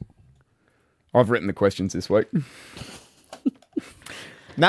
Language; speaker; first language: English; native; English